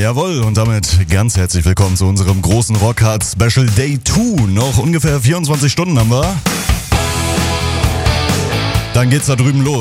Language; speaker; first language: German; native; German